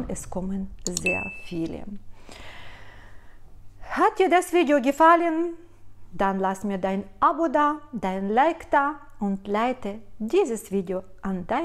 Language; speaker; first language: German; non-native, fluent; Russian